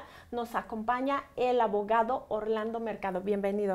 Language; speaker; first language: Spanish; native; Spanish